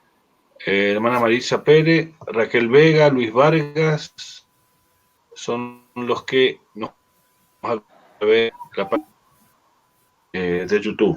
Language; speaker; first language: Spanish; native; Spanish